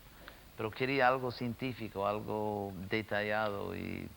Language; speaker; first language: Spanish; non-native, fluent; English